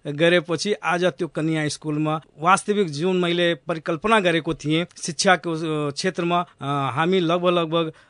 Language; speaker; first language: Nepali; non-native, local second language; Awadhi